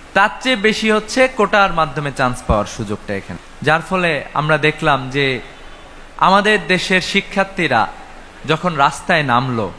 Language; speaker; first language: Bangla; native; Bangla